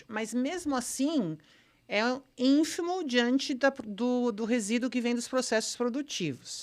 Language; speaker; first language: Portuguese; native; Portuguese